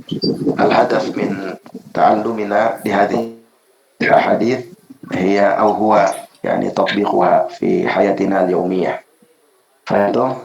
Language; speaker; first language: Arabic; non-native, fluent; Indonesian